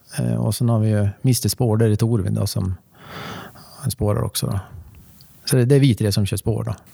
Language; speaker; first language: Swedish; native; Swedish